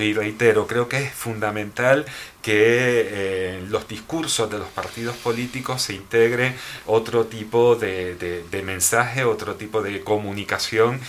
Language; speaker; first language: Spanish; native; Spanish